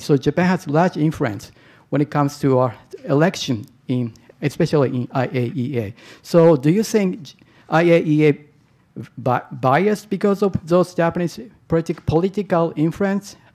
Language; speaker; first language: English; non-native, fluent; Japanese